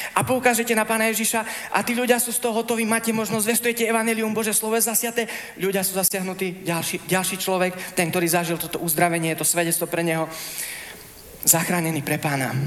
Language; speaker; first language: Slovak; early bilingual, heritage; Slovak